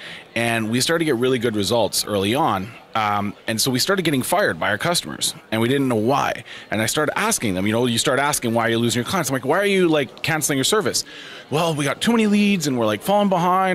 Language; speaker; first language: English; native; English